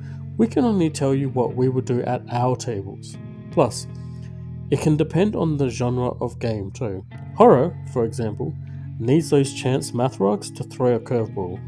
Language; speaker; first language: English; native; English